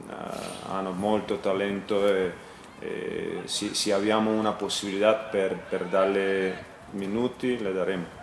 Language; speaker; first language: Italian; non-native, learner; Croatian